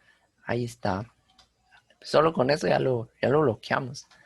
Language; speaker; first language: Spanish; native; Spanish